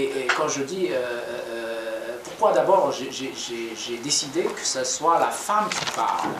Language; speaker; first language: French; non-native, local second language; Kabyle